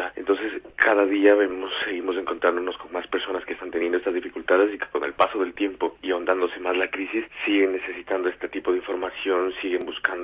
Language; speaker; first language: Spanish; native; Spanish